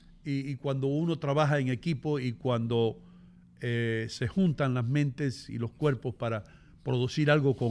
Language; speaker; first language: Spanish; native; Spanish